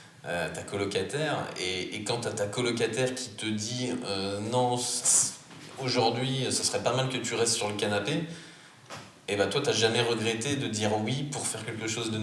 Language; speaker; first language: French; native; French